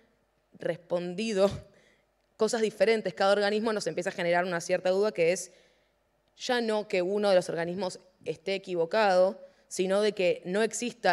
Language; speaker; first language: Spanish; native; Spanish